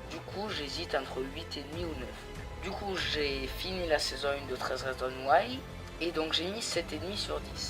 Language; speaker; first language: French; native; French